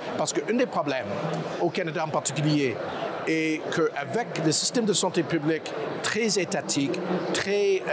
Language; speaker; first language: French; non-native, local second language; English